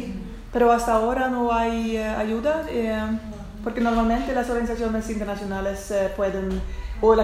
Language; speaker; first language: Spanish; non-native, fluent; Swedish